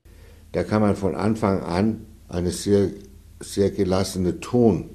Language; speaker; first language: German; non-native, fluent; Danish